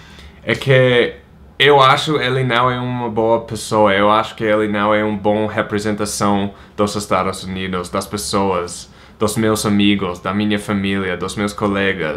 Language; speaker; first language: Portuguese; non-native, fluent; English